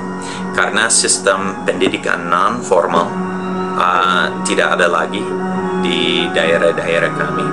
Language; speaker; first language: Indonesian; non-native, fluent; English